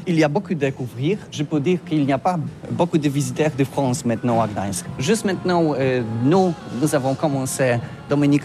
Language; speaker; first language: French; non-native, learner; Polish